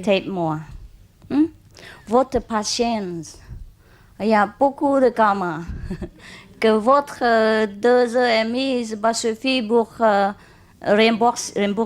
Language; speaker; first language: French; non-native, learner; Chinese